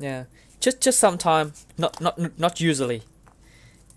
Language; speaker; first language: English; non-native, learner; Vietnamese